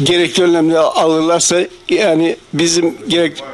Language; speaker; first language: Turkish; non-native, fluent; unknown